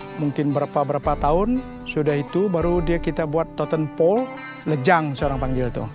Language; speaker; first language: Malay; non-native, local second language; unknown